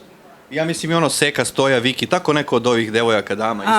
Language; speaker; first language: Bosnian; native; Bosnian